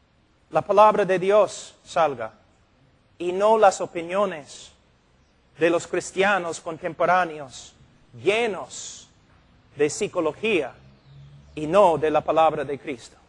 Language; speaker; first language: Spanish; non-native, fluent; English